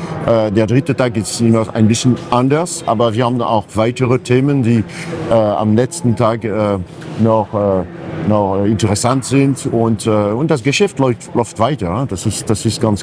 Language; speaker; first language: German; non-native, fluent; French